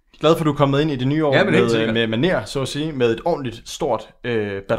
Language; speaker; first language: Danish; native; Danish